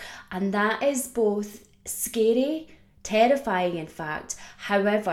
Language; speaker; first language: English; native; English